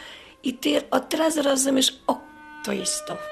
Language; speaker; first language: Polish; non-native, fluent; Russian